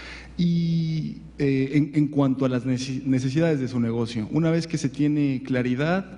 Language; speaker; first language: Spanish; native; Spanish